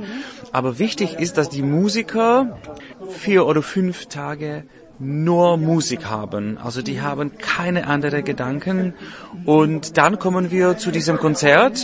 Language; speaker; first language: German; non-native, learner; Czech